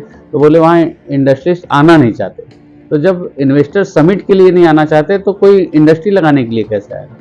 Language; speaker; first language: Hindi; native; Hindi